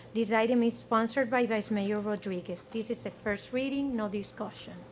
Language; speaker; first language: English; non-native, fluent; Spanish